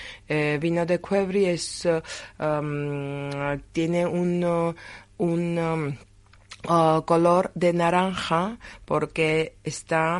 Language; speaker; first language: Spanish; non-native, learner; Georgian